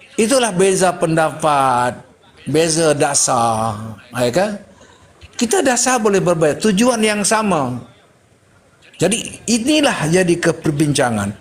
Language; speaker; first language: Malay; non-native, local second language; Achinese